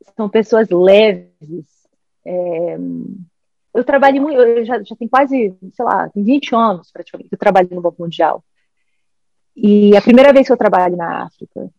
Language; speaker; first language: Portuguese; early bilingual, heritage; English